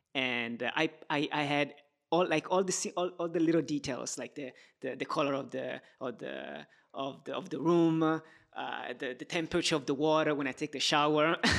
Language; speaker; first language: English; non-native, fluent; Italian